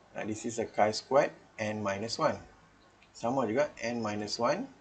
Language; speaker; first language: English; non-native, local second language; Malay